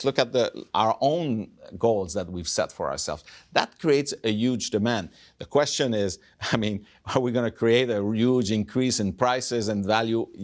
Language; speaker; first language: English; non-native, fluent; French